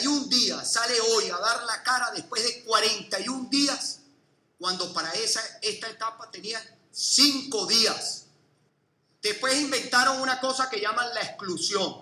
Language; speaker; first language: Spanish; native; Spanish